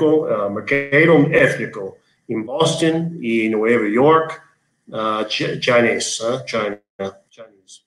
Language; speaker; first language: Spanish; non-native, learner; English